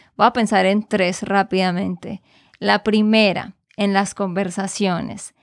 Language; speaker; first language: Spanish; native; Spanish